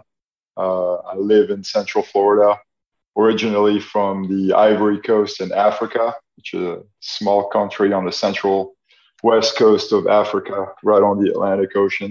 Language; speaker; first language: English; non-native, fluent; French